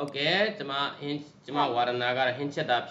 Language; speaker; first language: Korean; non-native, fluent; Burmese